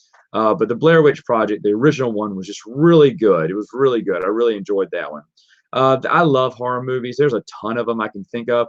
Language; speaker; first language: English; native; English